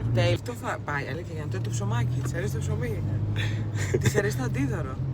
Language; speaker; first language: Greek; native; Greek